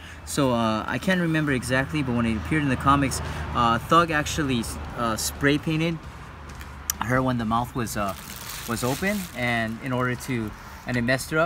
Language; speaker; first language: English; native; English